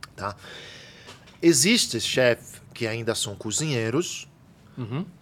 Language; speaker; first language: Portuguese; non-native, fluent; Italian